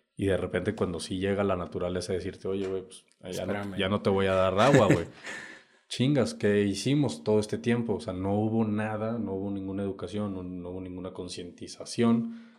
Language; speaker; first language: Spanish; native; Spanish